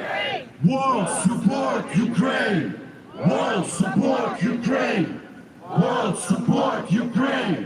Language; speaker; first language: English; non-native, learner; Ukrainian